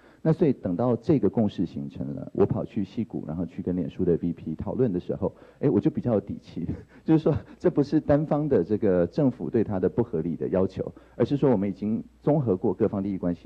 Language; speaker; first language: Chinese; native; Chinese